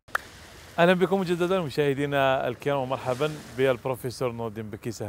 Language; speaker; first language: Arabic; native; Arabic